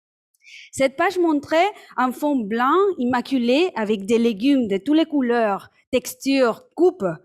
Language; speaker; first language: French; non-native, fluent; Spanish